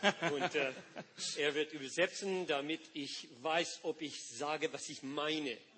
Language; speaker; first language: German; non-native, learner; English